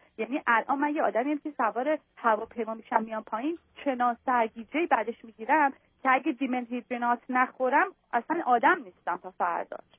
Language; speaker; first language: Persian; native; Persian